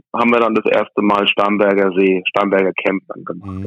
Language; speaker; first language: German; early bilingual, other home language; English